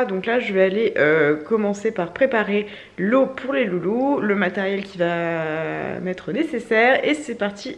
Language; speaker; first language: French; native; French